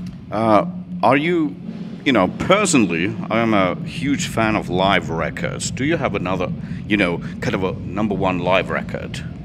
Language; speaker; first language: English; non-native, fluent; Finnish